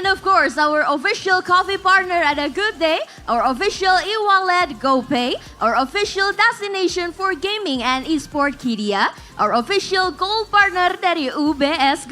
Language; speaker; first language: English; non-native, fluent; Indonesian